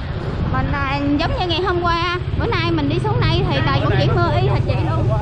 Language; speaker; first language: Vietnamese; native; Vietnamese